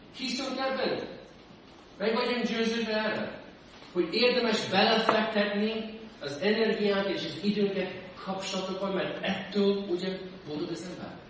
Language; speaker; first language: Hungarian; non-native, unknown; English